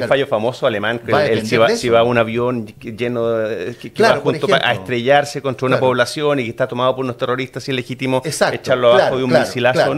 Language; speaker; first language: Spanish; native; Spanish